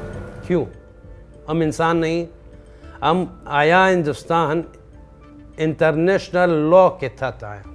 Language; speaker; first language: Hindi; non-native, fluent; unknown